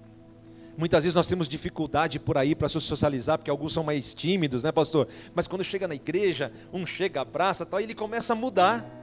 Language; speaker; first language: Portuguese; native; Portuguese